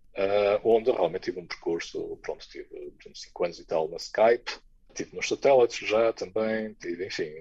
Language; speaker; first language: Portuguese; native; Portuguese